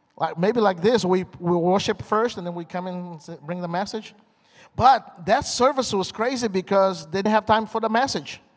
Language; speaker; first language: English; non-native, fluent; Portuguese